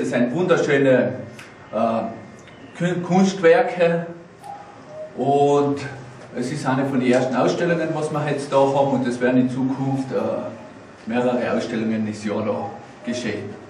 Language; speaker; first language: German; native; German